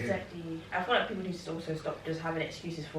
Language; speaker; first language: English; native; English